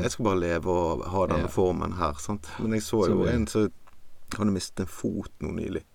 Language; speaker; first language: Norwegian; native; Norwegian